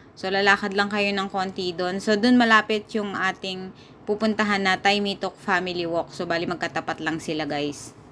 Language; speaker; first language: Filipino; native; Filipino